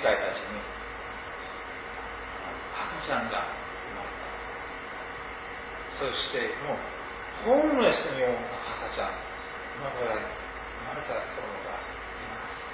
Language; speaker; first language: Japanese; non-native, fluent; English